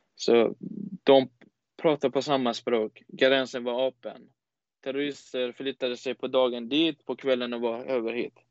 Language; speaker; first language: Swedish; non-native, fluent; Persian